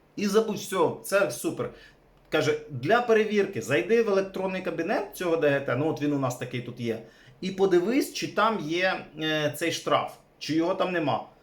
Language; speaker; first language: Ukrainian; native; Ukrainian